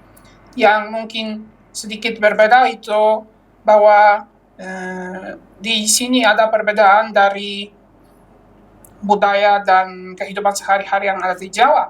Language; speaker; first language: Indonesian; non-native, fluent; Polish